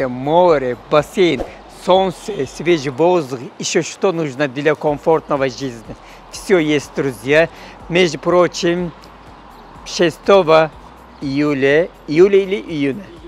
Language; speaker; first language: Russian; non-native, fluent; Turkish